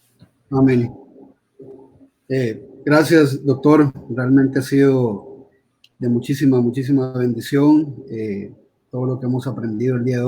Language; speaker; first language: Spanish; native; Spanish